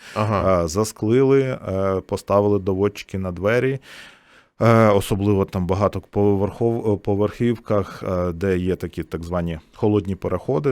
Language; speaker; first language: Ukrainian; native; Ukrainian